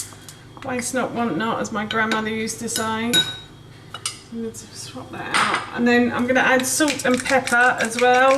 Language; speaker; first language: English; native; English